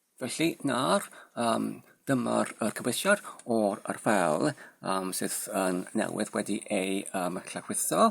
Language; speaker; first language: Welsh; non-native, learner; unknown